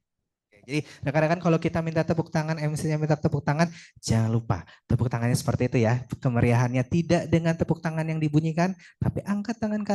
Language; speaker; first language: Indonesian; native; Indonesian